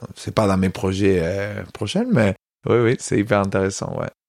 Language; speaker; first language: French; non-native, fluent; Spanish